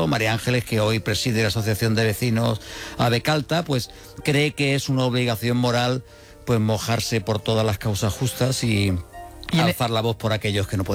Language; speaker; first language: Spanish; native; Spanish